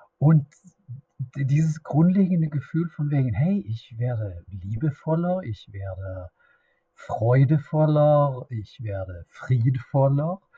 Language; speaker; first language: German; non-native, fluent; Swedish